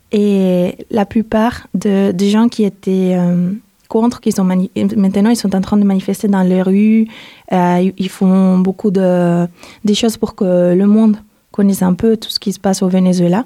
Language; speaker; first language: French; non-native, fluent; Spanish